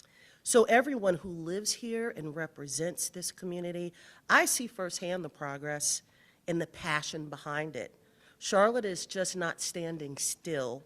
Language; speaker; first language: English; native; English